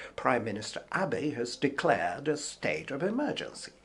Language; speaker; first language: English; non-native, fluent; Japanese